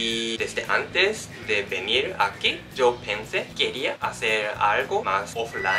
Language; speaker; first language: Spanish; non-native, learner; Japanese